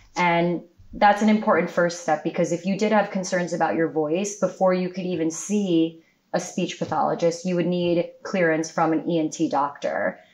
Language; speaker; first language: English; native; English